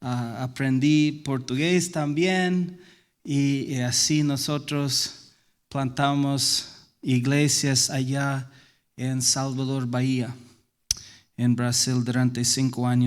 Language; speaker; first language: Spanish; non-native, fluent; English